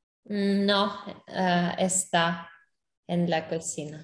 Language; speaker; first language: Spanish; non-native, learner; English